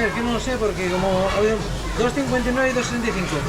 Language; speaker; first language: Spanish; native; Spanish